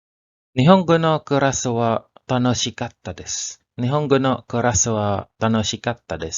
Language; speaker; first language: Japanese; non-native, learner; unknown